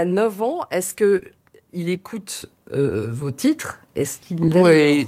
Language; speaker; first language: French; native; French